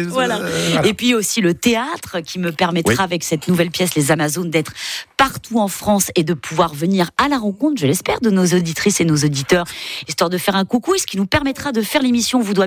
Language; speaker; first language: French; native; French